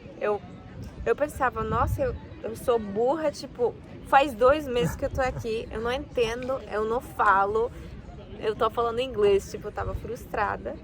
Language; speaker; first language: Portuguese; non-native, fluent; Spanish